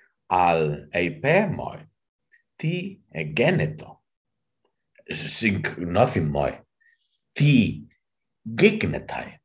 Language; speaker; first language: Greek; non-native, fluent; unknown